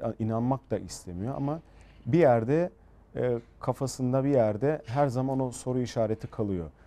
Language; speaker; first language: Turkish; early bilingual, heritage; Turkish